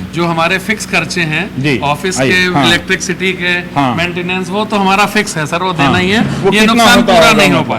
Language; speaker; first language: Hindi; native; Hindi